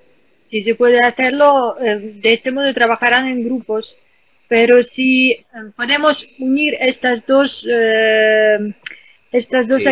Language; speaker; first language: Spanish; non-native, fluent; Ukrainian